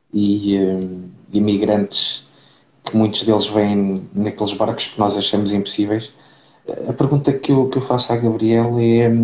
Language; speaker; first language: Portuguese; native; Portuguese